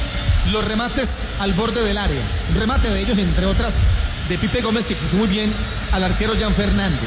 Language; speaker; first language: Spanish; native; Spanish